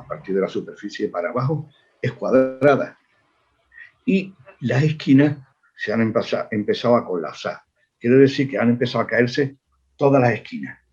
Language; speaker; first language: Spanish; native; Spanish